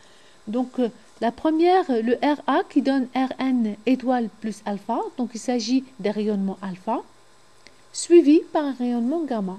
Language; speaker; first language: French; non-native, local second language; Arabic